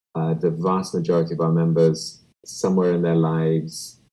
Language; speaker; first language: English; native; English